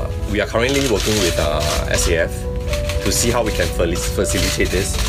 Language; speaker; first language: English; non-native, local second language; Chinese